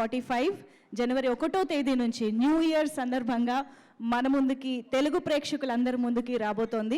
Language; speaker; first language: Telugu; native; Telugu